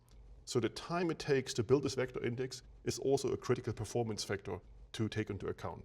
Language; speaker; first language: English; non-native, fluent; German